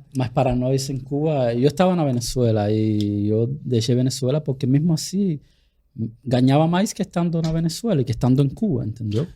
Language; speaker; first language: Portuguese; non-native, fluent; Spanish